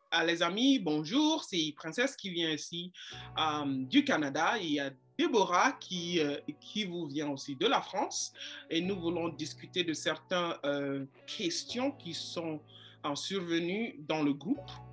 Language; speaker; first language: French; non-native, fluent; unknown